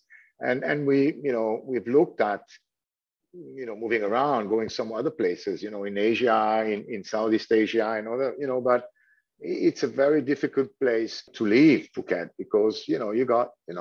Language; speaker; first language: English; non-native, fluent; French